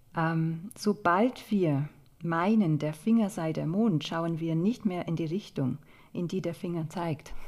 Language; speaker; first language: German; non-native, fluent; English